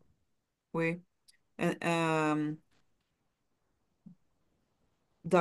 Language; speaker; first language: French; non-native, learner; Portuguese